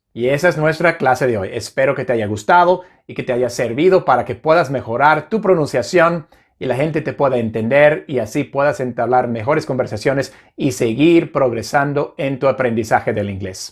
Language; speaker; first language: Spanish; non-native, fluent; English